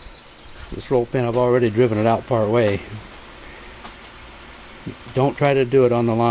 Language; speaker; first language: English; native; English